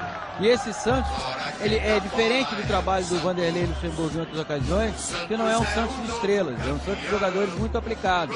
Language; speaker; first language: Portuguese; native; Portuguese